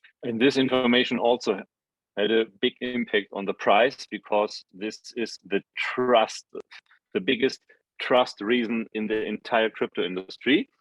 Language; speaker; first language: English; non-native, fluent; German